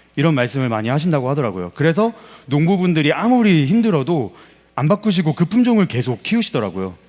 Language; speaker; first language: Korean; native; Korean